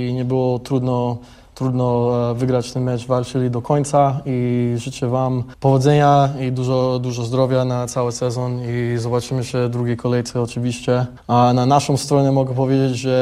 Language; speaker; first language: Polish; early bilingual, heritage; English